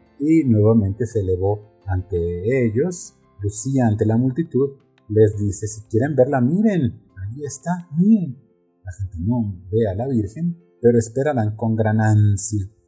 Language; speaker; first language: Spanish; native; Spanish